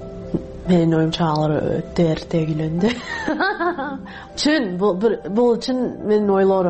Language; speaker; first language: Kyrgyz; non-native, fluent; English